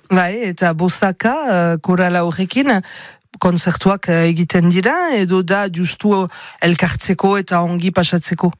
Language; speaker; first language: Basque; native; Basque